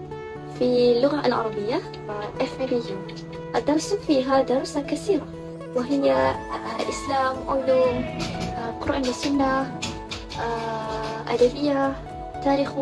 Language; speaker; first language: Arabic; non-native, learner; Malay